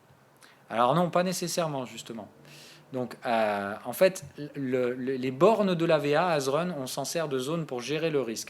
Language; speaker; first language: French; native; French